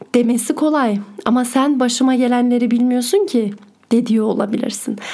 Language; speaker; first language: Turkish; early bilingual, heritage; Turkish